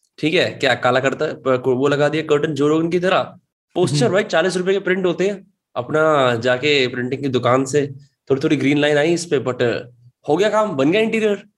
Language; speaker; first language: Hindi; native; Hindi